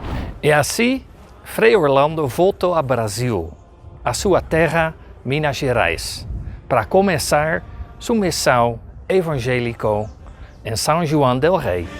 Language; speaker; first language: Portuguese; non-native, fluent; Dutch